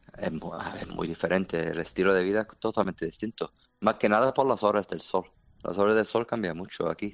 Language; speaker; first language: Spanish; non-native, fluent; English